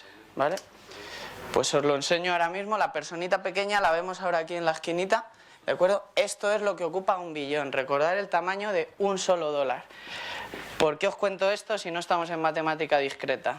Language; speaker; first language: Spanish; native; Spanish